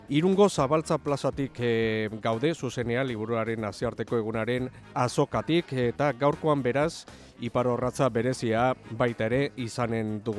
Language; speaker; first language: Basque; native; Basque